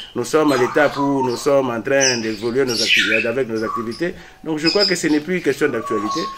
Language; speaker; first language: French; non-native, local second language; Swahili